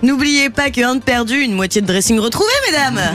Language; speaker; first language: French; native; French